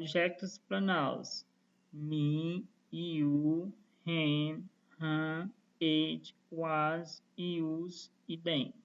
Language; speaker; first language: English; non-native, fluent; Portuguese